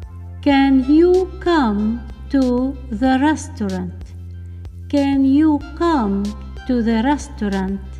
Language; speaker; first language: English; non-native, fluent; Arabic